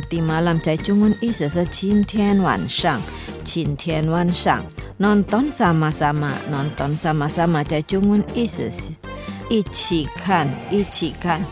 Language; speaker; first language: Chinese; non-native, fluent; Indonesian